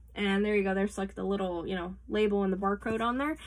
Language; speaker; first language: English; native; English